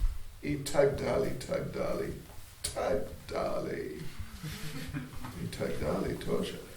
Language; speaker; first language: Russian; non-native, learner; English